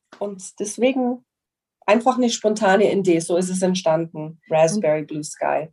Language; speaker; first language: German; non-native, fluent; English